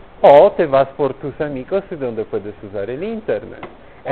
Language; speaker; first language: Spanish; non-native, learner; Polish